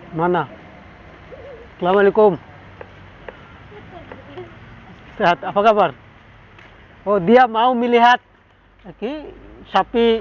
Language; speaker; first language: Indonesian; non-native, learner; Bangla